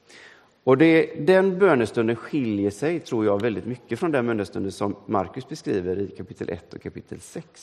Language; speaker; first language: Swedish; native; Swedish